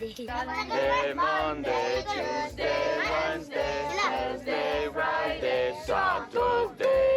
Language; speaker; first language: English; non-native, learner; French